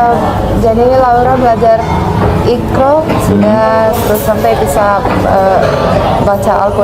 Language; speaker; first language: Indonesian; non-native, fluent; Finnish